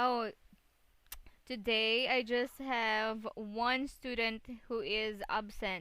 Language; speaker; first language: English; non-native, local second language; Filipino